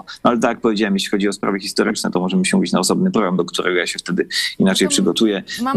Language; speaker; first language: Polish; native; Polish